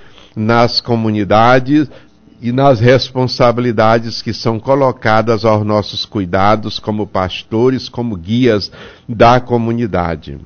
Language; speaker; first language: Portuguese; native; Portuguese